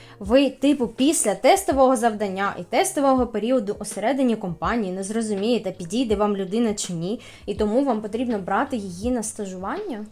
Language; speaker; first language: Ukrainian; native; Ukrainian